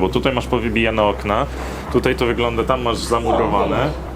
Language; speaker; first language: Polish; native; Polish